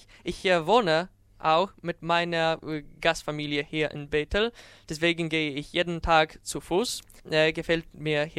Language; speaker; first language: German; non-native, fluent; Polish